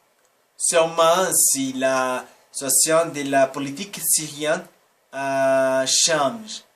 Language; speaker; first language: French; non-native, learner; Portuguese